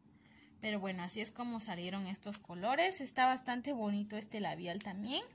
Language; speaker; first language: Spanish; native; Spanish